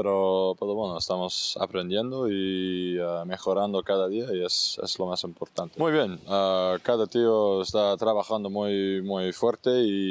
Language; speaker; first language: Spanish; non-native, fluent; English